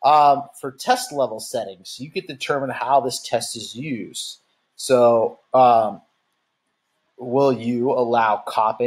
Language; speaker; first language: English; native; English